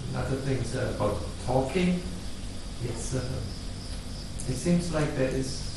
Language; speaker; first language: English; non-native, learner; Burmese